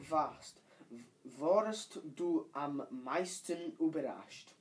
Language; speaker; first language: German; non-native, learner; English